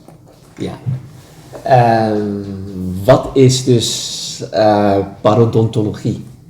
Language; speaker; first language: Dutch; non-native, fluent; Indonesian